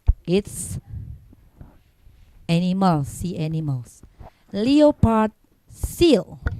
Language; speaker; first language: English; non-native, learner; Indonesian